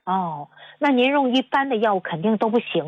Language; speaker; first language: Chinese; native; Chinese